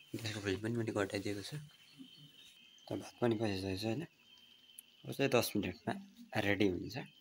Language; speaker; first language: Nepali; native; Nepali